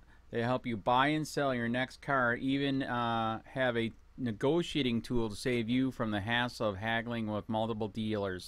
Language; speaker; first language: English; native; English